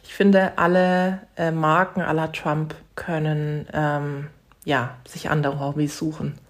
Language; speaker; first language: German; early bilingual, other home language; Turkish